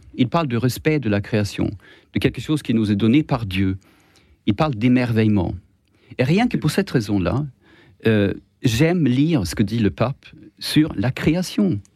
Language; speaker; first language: French; non-native, fluent; Swedish